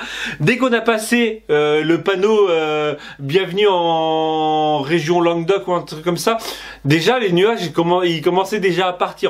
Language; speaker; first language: French; native; French